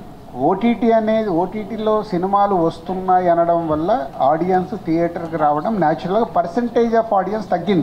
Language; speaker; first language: Telugu; native; Telugu